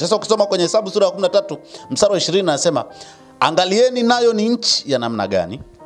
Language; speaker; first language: Swahili; native; Swahili